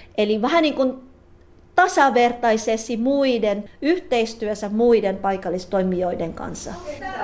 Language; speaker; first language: Finnish; non-native, fluent; Filipino